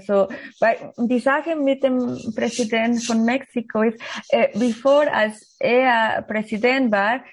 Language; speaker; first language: German; non-native, learner; Spanish